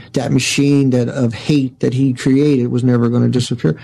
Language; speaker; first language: English; native; English